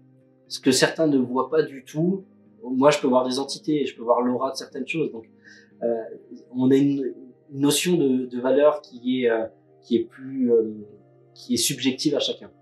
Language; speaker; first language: French; native; French